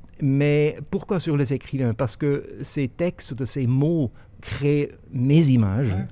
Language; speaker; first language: French; non-native, local second language; German